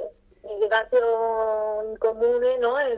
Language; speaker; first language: Italian; non-native, fluent; Catalan